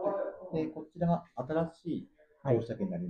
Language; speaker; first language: Japanese; native; Japanese